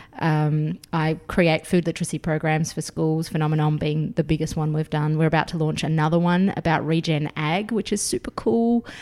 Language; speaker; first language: English; early bilingual, other home language; Russian